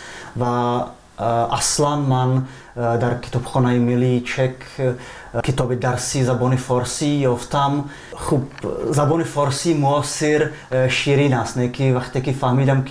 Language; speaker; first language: Persian; non-native, fluent; Czech